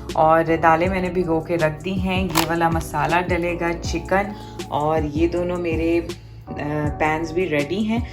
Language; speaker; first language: Urdu; native; Urdu